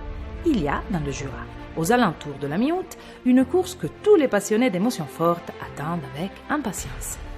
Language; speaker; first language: French; native; French